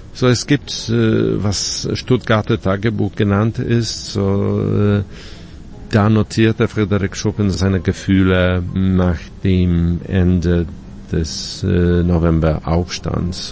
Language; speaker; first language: German; non-native, fluent; Polish